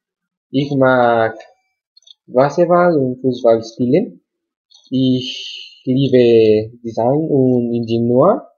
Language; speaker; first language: German; non-native, learner; Spanish